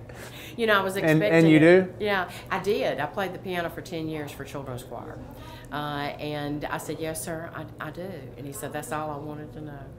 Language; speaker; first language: English; native; English